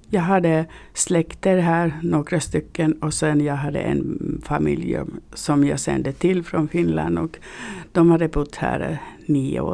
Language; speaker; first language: Swedish; non-native, learner; Finnish